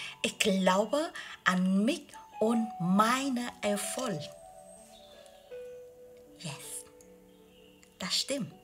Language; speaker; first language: German; non-native, learner; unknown